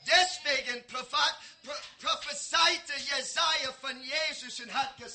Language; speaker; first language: German; non-native, learner; English